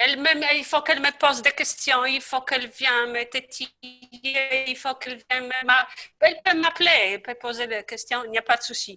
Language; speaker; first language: French; non-native, fluent; Polish